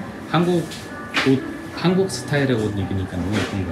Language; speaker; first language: Korean; native; Korean